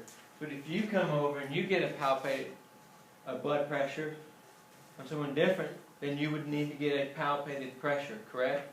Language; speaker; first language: English; native; English